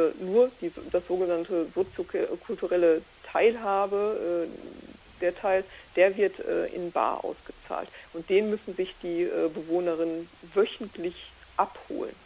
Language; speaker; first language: German; native; German